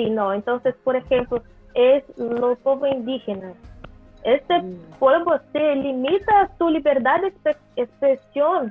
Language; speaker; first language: Spanish; non-native, learner; Portuguese